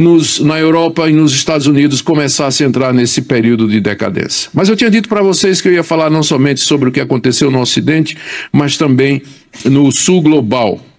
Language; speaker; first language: Portuguese; native; Portuguese